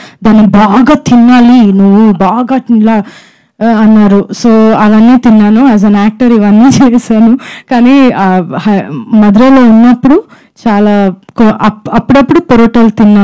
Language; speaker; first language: Telugu; non-native, fluent; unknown